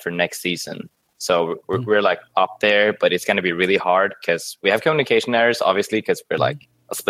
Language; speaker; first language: English; non-native, fluent; Swedish